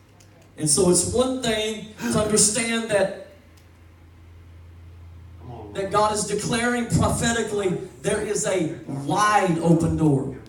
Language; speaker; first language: English; native; English